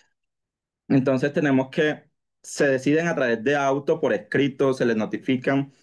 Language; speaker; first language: Spanish; native; Spanish